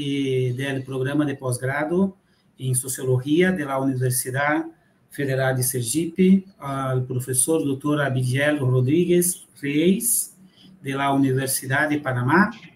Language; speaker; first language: Spanish; non-native, fluent; Portuguese